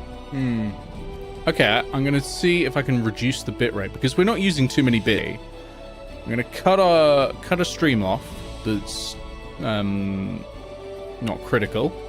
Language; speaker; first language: English; native; English